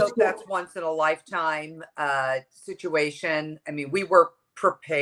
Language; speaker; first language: English; native; English